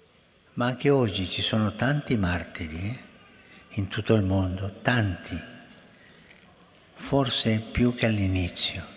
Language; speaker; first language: Italian; non-native, fluent; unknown